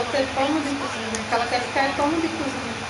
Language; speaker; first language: Portuguese; native; Portuguese